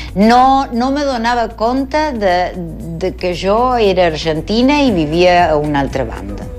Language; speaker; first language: Catalan; early bilingual, heritage; Catalan